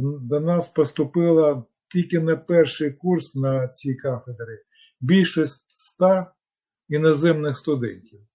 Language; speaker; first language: Ukrainian; non-native, local second language; Russian